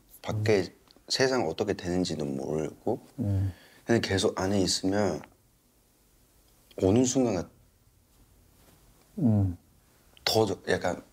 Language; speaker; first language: Korean; non-native, fluent; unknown